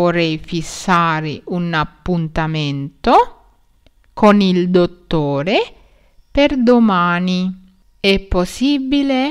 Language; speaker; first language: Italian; non-native, learner; Sinhala